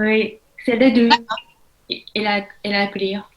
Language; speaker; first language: French; non-native, learner; Japanese